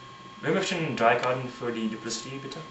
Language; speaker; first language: German; non-native, learner; English